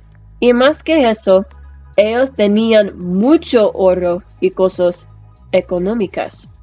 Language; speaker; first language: Spanish; non-native, learner; English